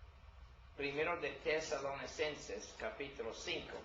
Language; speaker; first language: Spanish; non-native, learner; English